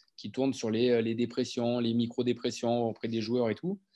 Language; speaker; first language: French; native; French